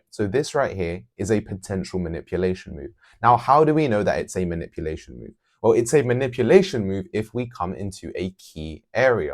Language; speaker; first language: English; native; English